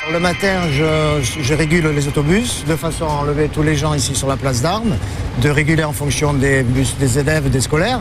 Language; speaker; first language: French; native; French